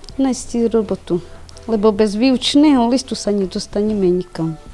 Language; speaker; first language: Slovak; non-native, local second language; Romany